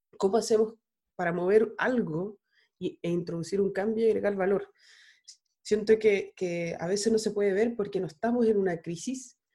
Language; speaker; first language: Spanish; native; Spanish